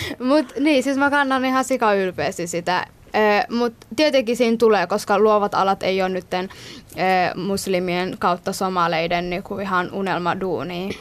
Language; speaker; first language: Finnish; early bilingual, other home language; Somali